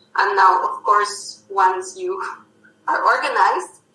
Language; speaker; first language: English; non-native, fluent; Spanish